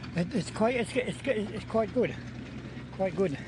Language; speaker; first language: English; native; English